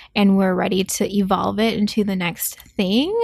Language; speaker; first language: English; early bilingual, other home language; Korean